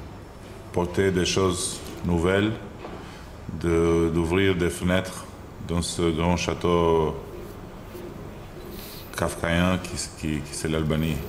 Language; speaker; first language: French; non-native, fluent; Albanian